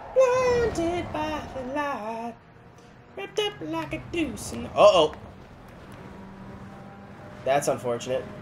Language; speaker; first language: English; native; English